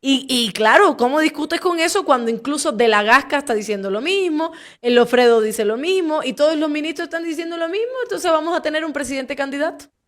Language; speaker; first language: Spanish; native; Spanish